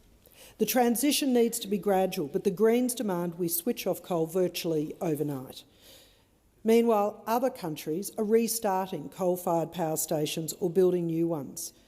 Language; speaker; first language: English; native; English